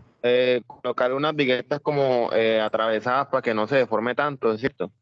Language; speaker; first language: Spanish; native; Spanish